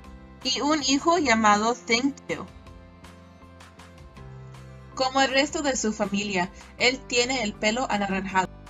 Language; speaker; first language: Spanish; non-native, learner; English